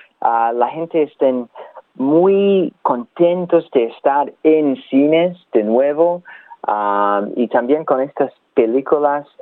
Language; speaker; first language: Spanish; non-native, learner; English